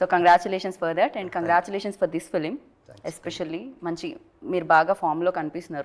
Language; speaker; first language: Telugu; native; Telugu